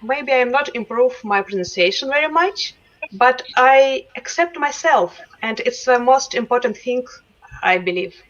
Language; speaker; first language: English; non-native, learner; Russian